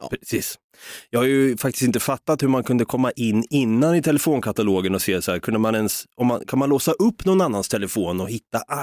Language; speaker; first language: Swedish; native; Swedish